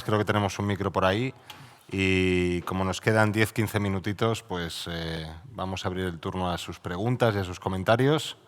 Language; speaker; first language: Spanish; native; Spanish